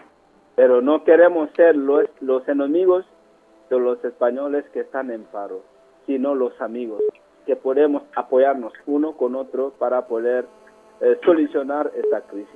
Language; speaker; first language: Spanish; non-native, fluent; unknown